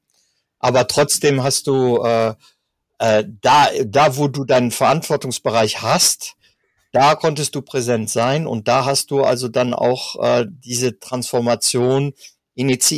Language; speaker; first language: German; native; German